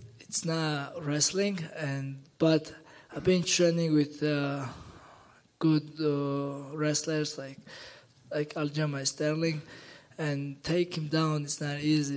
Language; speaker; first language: English; non-native, learner; Georgian